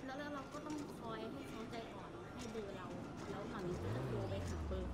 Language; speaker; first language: Thai; native; Thai